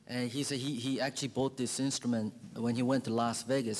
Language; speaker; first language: English; early bilingual, other home language; Korean